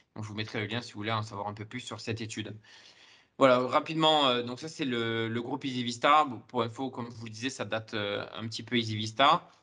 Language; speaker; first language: French; native; French